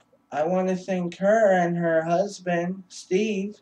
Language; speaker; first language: English; native; English